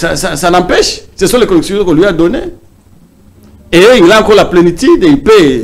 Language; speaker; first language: French; non-native, local second language; Swahili